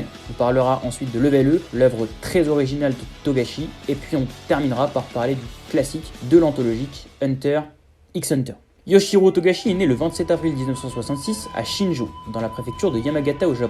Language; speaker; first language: French; native; French